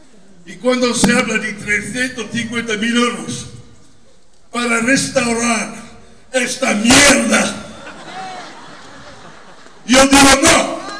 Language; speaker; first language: Spanish; non-native, fluent; Italian